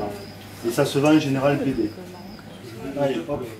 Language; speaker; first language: French; native; French